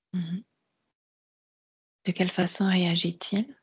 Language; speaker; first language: French; native; French